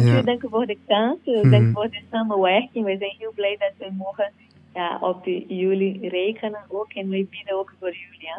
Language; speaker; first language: Dutch; non-native, learner; Portuguese